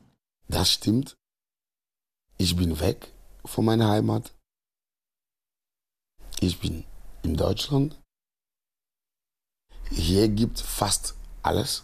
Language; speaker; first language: German; non-native, learner; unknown